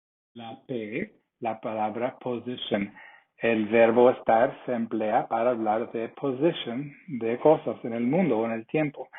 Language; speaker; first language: Spanish; non-native, fluent; English